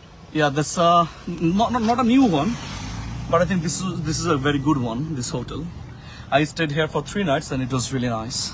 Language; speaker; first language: English; non-native, fluent; Bangla